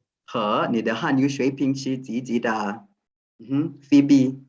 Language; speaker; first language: Chinese; non-native, fluent; Swahili